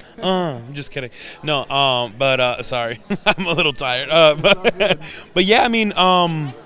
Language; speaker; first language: English; native; English